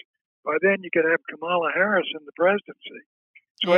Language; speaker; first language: English; native; English